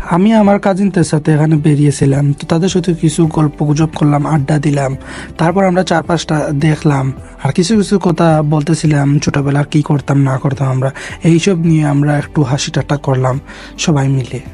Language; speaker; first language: Bangla; non-native, local second language; Sylheti